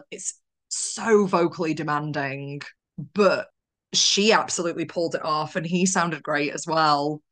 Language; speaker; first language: English; early bilingual, other home language; Polish